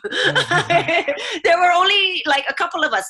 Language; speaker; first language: English; early bilingual, other home language; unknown